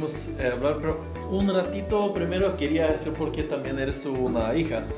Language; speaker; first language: Spanish; non-native, fluent; Norwegian